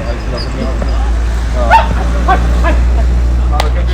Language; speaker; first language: Arabic; non-native, learner; Malayalam